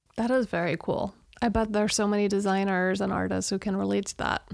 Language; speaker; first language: English; early bilingual, other home language; Romanian